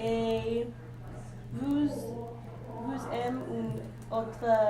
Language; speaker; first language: French; non-native, learner; English